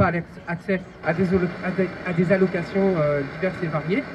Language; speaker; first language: French; native; French